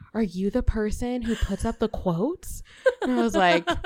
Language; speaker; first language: English; native; English